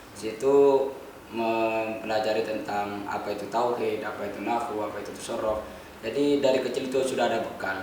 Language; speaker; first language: Indonesian; non-native, local second language; Madurese